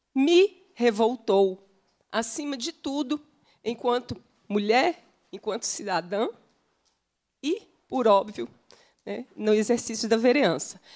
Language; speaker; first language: Portuguese; native; Portuguese